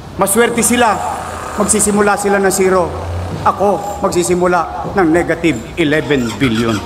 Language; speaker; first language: Filipino; native; Filipino